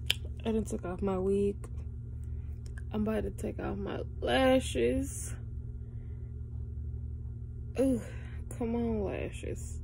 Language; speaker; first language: English; native; English